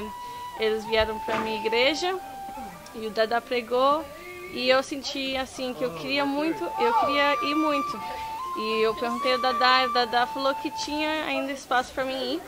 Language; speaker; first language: Portuguese; early bilingual, heritage; Portuguese